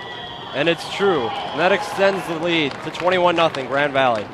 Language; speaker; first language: English; native; English